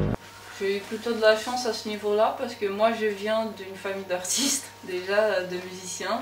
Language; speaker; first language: French; non-native, fluent; Portuguese